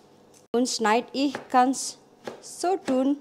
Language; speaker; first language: German; non-native, learner; Indonesian